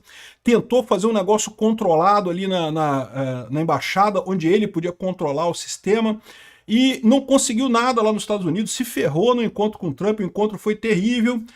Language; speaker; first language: Portuguese; native; Portuguese